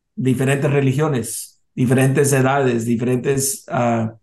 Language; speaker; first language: Spanish; early bilingual, heritage; Spanish